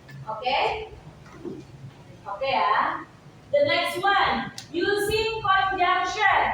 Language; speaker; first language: English; non-native, learner; Indonesian